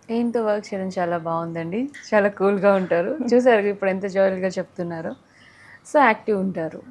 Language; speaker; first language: Telugu; native; Telugu